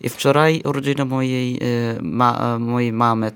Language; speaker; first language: Polish; non-native, fluent; Arabic